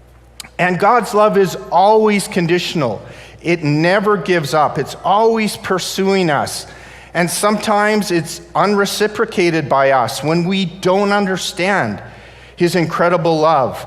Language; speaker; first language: English; native; English